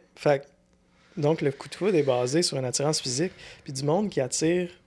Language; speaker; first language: French; native; French